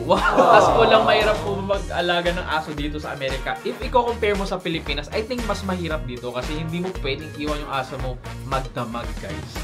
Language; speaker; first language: Filipino; native; Filipino